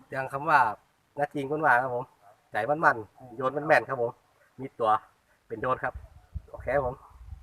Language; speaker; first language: Thai; native; Thai